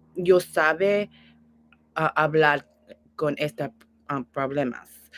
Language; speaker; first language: Spanish; non-native, learner; English